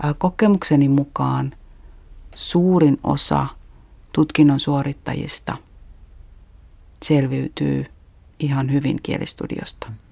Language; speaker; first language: Finnish; native; Finnish